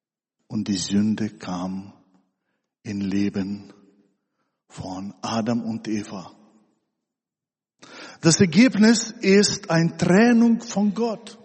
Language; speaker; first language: German; non-native, fluent; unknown